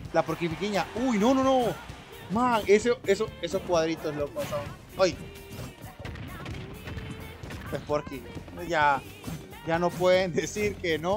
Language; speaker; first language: Spanish; native; Spanish